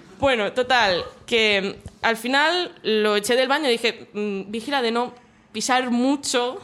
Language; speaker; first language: Spanish; non-native, local second language; Catalan